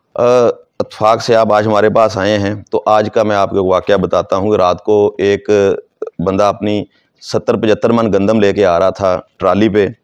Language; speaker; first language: Urdu; non-native, local second language; Saraiki